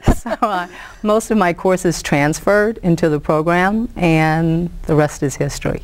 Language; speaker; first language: English; native; English